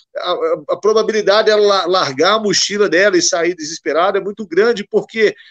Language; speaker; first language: Portuguese; native; Portuguese